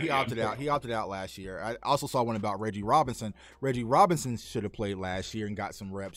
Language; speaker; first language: English; native; English